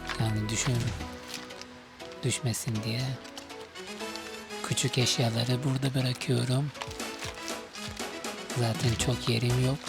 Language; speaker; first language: Turkish; non-native, fluent; Arabic